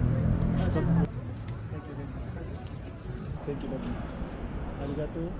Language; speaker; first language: English; non-native, learner; Japanese